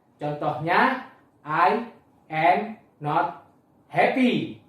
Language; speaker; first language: English; non-native, learner; Indonesian